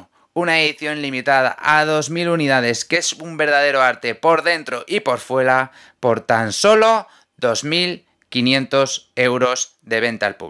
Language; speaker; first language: Spanish; native; Spanish